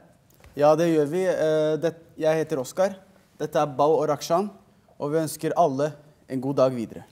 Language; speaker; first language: Norwegian; early bilingual, other home language; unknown